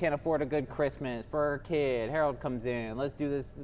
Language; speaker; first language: English; native; English